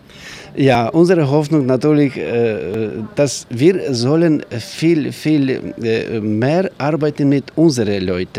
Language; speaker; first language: German; non-native, learner; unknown